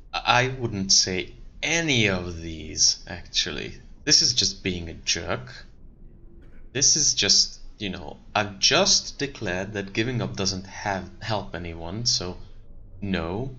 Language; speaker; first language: English; non-native, fluent; German